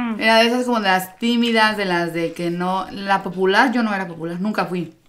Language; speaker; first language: Spanish; native; Spanish